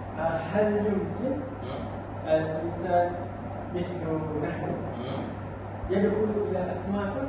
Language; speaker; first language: Arabic; non-native, learner; Malay